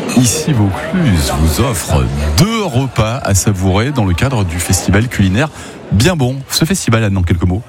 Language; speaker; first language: French; native; French